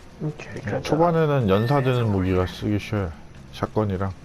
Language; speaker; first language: Korean; native; Korean